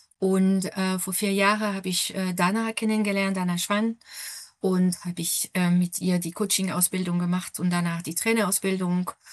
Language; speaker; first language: German; non-native, fluent; French